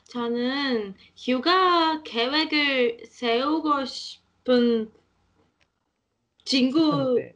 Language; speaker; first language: Korean; non-native, learner; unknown